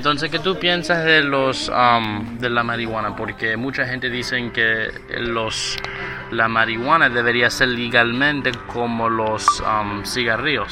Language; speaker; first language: Spanish; early bilingual, heritage; Spanish